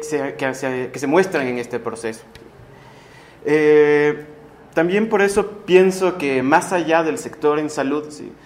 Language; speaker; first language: Spanish; native; Spanish